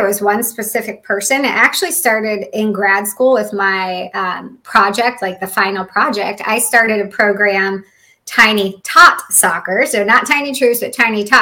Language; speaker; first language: English; native; English